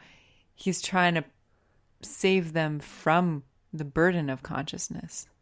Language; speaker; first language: English; native; English